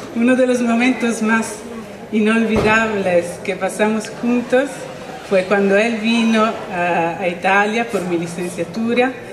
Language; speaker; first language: Spanish; non-native, fluent; Italian